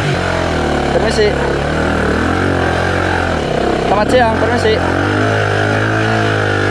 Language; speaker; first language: Indonesian; non-native, learner; English